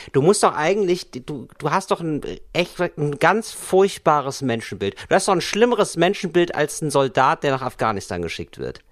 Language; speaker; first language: German; native; German